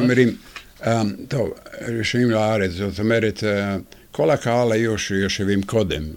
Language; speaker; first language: Hebrew; non-native, fluent; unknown